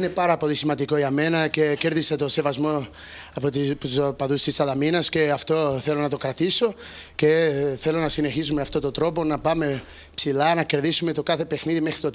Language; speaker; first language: Greek; non-native, fluent; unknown